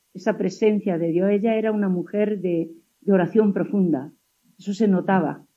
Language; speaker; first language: Spanish; native; Spanish